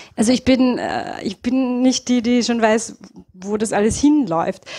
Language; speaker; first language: German; native; German